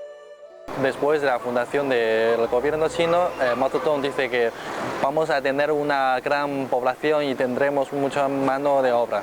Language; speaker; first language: Spanish; non-native, fluent; Chinese